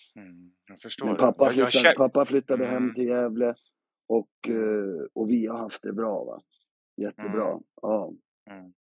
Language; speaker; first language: Swedish; native; Swedish